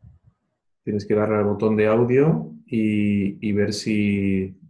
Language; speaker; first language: Spanish; native; Spanish